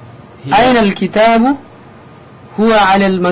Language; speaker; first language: Arabic; non-native, learner; Indonesian